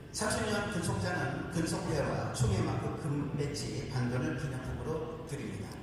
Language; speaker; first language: Korean; native; Korean